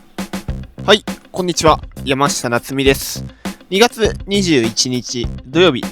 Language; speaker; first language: Japanese; native; Japanese